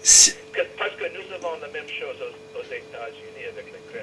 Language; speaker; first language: French; non-native, fluent; English